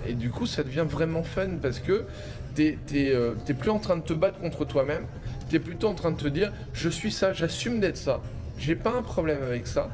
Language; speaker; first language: French; native; French